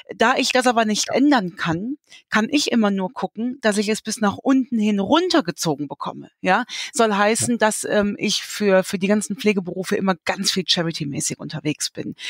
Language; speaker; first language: German; native; German